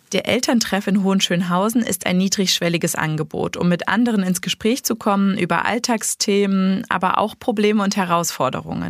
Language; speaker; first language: German; native; German